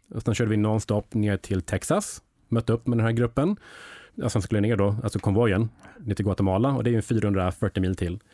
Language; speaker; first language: Swedish; early bilingual, heritage; English